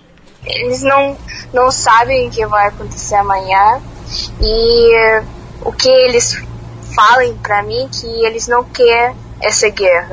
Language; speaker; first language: Portuguese; non-native, fluent; Russian